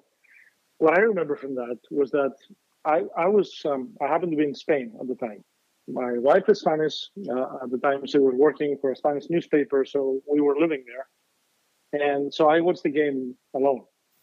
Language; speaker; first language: English; non-native, fluent; Greek